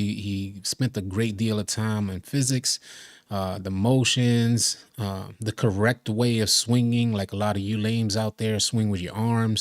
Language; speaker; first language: English; native; English